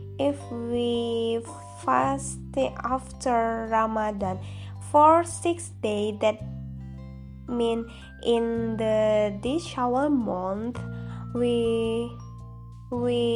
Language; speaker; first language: English; non-native, learner; Indonesian